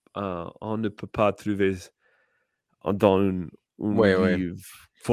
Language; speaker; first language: French; non-native, learner; English